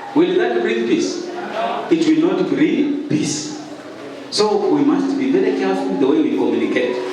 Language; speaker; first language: English; non-native, local second language; Swahili